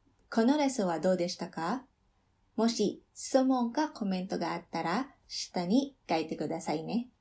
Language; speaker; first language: Japanese; non-native, fluent; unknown